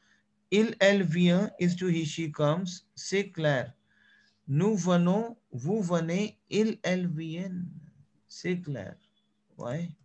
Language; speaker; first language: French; non-native, fluent; Hindi